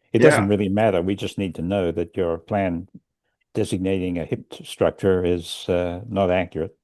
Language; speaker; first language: English; native; English